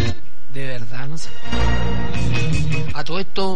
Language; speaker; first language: Spanish; native; Spanish